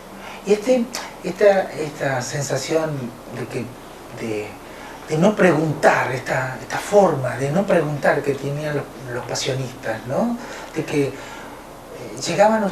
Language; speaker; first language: Spanish; native; Spanish